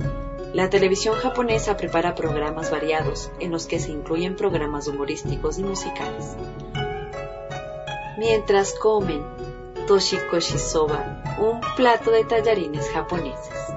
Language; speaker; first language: Spanish; native; Spanish